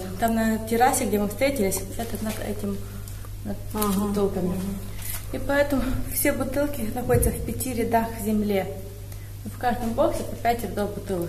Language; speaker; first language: Russian; non-native, local second language; Romanian